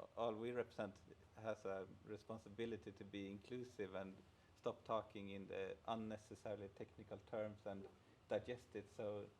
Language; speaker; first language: English; non-native, fluent; Swedish